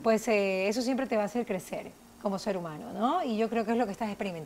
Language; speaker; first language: Spanish; native; Spanish